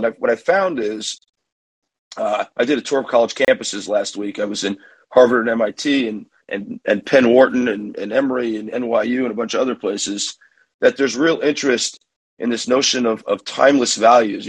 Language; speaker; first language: English; native; English